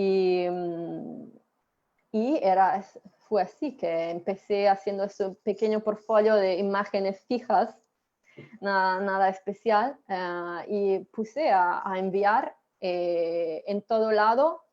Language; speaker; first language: Spanish; non-native, fluent; Italian